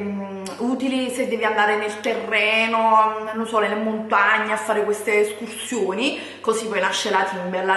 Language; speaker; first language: Italian; native; Italian